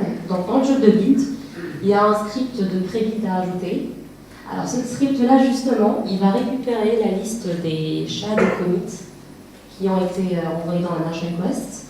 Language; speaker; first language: French; native; French